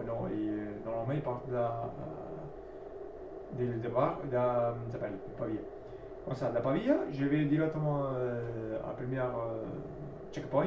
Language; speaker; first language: French; non-native, learner; Italian